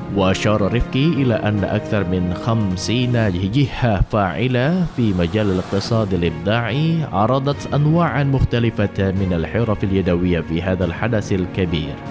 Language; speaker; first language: Arabic; non-native, fluent; Indonesian